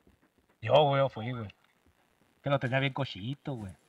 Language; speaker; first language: Spanish; native; Spanish